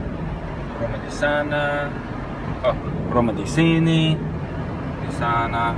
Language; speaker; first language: Indonesian; non-native, fluent; English